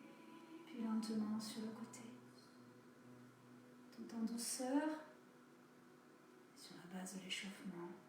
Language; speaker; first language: French; native; French